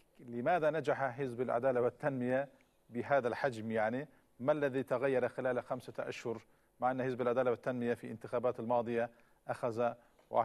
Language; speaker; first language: Arabic; non-native, fluent; Turkish